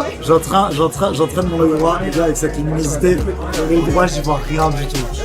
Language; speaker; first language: French; native; French